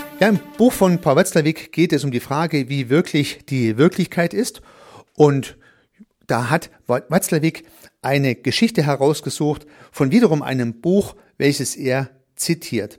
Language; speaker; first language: German; native; German